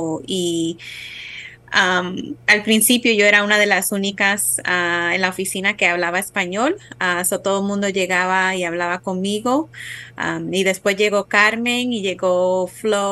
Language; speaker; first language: Spanish; early bilingual, heritage; Spanish